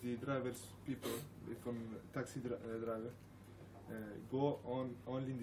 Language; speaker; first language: English; non-native, learner; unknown